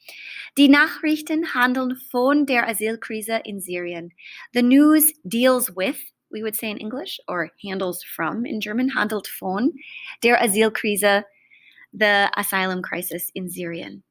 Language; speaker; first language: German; non-native, fluent; English